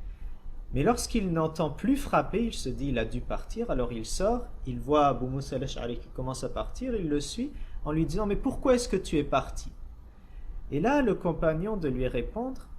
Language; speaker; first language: French; native; French